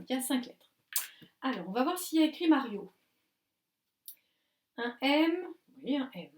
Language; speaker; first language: French; native; French